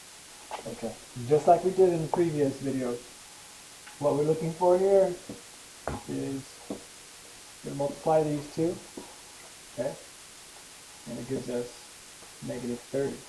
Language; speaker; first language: English; native; English